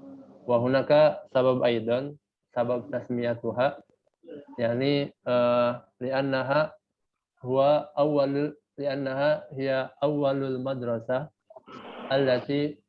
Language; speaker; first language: Arabic; non-native, learner; Indonesian